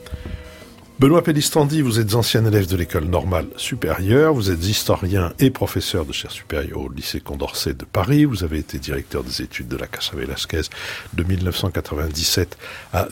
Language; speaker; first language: French; native; French